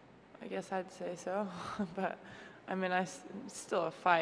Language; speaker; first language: English; native; English